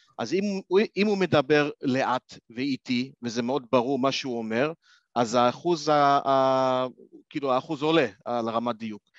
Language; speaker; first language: Hebrew; non-native, fluent; English